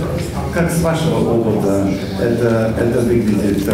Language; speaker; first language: Russian; non-native, fluent; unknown